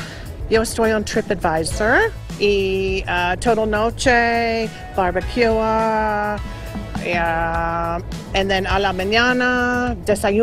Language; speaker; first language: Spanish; non-native, learner; English